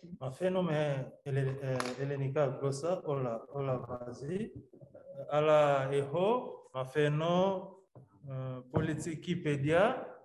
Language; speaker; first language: Greek; non-native, learner; Somali